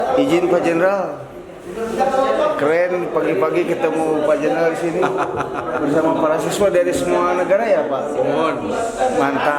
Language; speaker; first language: Indonesian; native; Indonesian